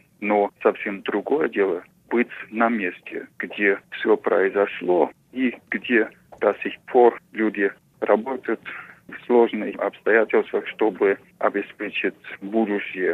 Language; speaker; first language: Russian; non-native, fluent; English